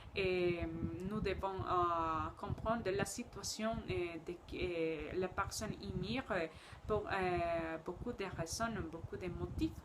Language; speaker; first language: French; non-native, learner; Spanish